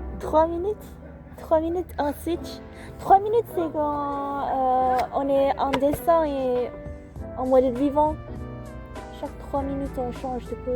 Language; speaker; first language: French; non-native, learner; Indonesian